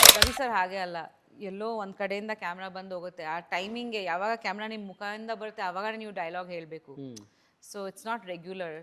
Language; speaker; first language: Kannada; non-native, fluent; Bangla